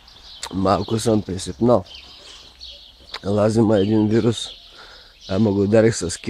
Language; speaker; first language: Bulgarian; native; Bulgarian